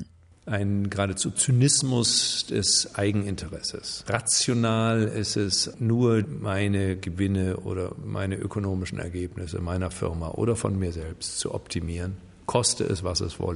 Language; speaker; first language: German; native; German